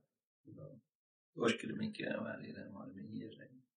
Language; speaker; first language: Norwegian; non-native, fluent; English